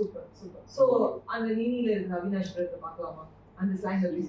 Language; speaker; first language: Tamil; native; Tamil